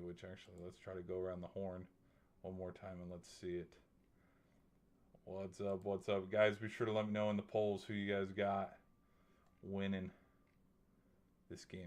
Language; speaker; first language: English; native; English